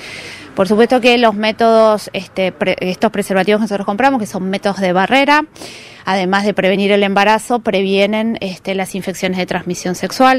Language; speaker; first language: Spanish; native; Spanish